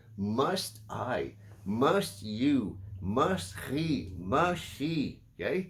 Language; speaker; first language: English; non-native, fluent; Portuguese